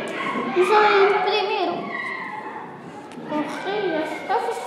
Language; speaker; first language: Spanish; non-native, learner; Arabic